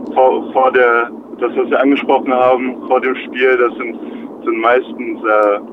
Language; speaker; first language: German; native; German